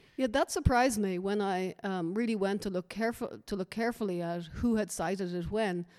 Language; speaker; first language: English; native; English